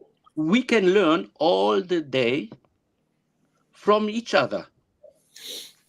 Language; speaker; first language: English; non-native, learner; German